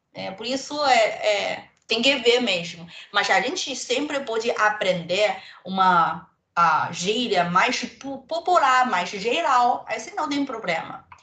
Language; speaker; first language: Portuguese; non-native, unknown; Chinese